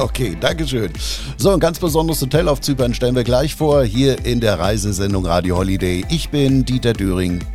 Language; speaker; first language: German; native; German